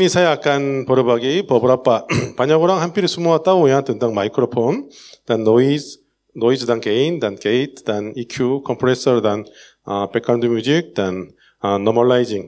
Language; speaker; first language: Indonesian; non-native, learner; Korean